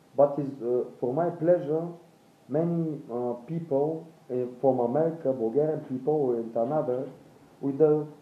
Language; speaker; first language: English; non-native, learner; Bulgarian